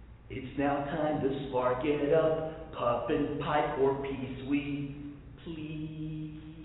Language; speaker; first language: English; early bilingual, other home language; Spanish